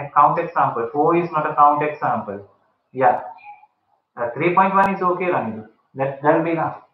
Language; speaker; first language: English; non-native, local second language; Sinhala